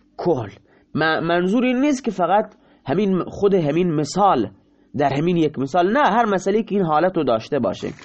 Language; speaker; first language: Persian; non-native, local second language; Baluchi